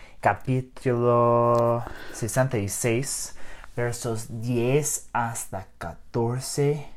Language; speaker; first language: Spanish; non-native, learner; English